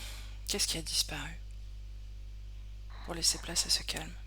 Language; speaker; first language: French; native; French